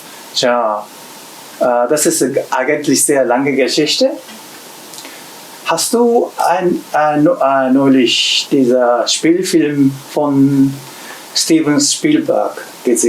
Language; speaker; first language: German; non-native, learner; Japanese